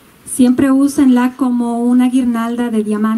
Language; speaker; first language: Spanish; native; Spanish